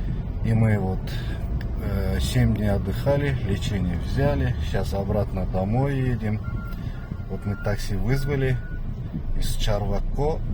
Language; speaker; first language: Russian; non-native, local second language; Kazakh